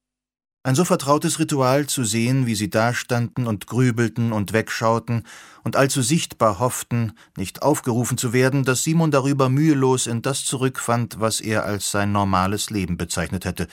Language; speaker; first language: German; native; German